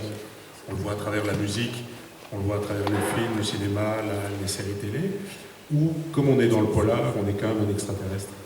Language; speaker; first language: French; native; French